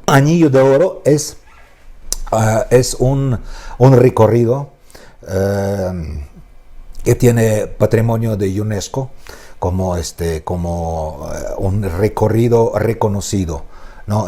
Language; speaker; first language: Spanish; non-native, fluent; Russian